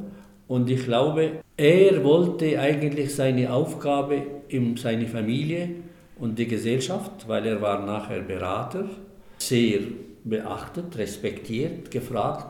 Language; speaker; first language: German; non-native, fluent; Arabic